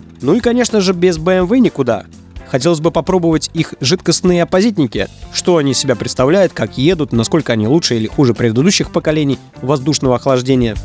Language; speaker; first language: Russian; native; Russian